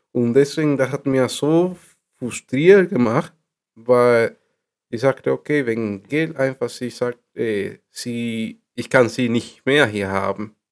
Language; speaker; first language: German; non-native, learner; Spanish